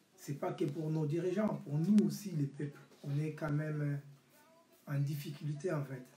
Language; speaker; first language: French; non-native, local second language; Lingala